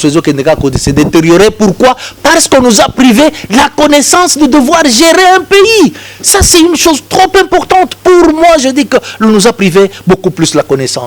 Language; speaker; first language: French; non-native, local second language; Lingala